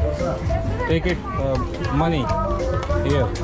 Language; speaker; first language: English; non-native, learner; Hindi